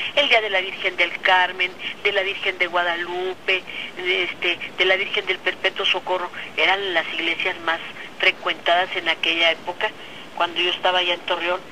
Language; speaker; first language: Spanish; native; Spanish